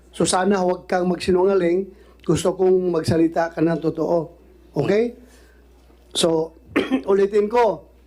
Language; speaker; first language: Filipino; non-native, local second language; Cebuano